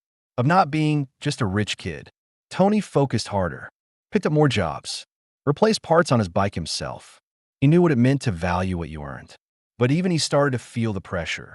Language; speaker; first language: English; native; English